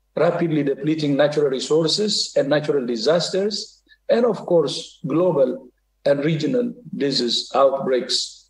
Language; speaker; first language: English; non-native, fluent; Tigrinya